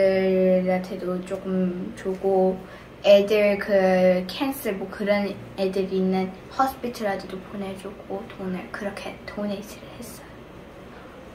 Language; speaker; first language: Korean; early bilingual, heritage; English